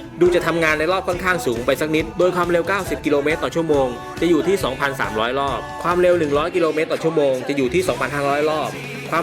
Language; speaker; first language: Thai; native; Thai